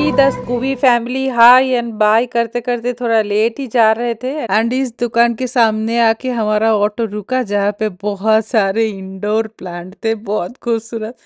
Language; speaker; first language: Hindi; non-native, local second language; Bangla